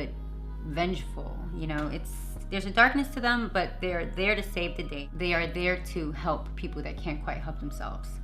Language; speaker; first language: English; native; English